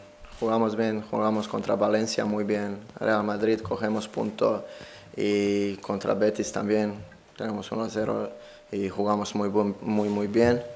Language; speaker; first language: Spanish; non-native, learner; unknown